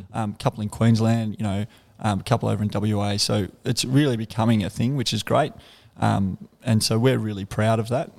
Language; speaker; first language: English; native; English